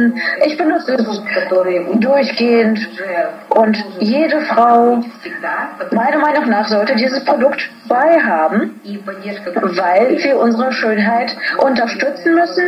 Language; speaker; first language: German; non-native, fluent; Russian